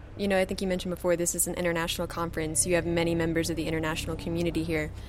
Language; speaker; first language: English; native; English